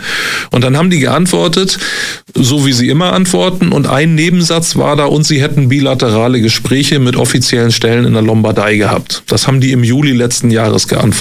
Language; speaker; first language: German; native; German